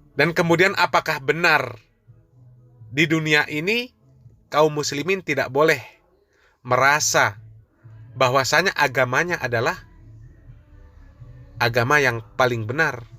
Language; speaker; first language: Indonesian; native; Indonesian